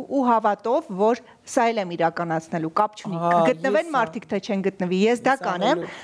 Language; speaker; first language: Armenian; native; Armenian